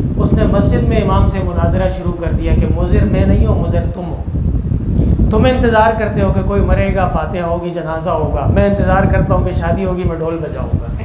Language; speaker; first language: Urdu; non-native, local second language; Pashto